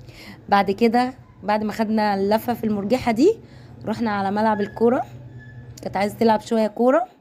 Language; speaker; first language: Arabic; native; Arabic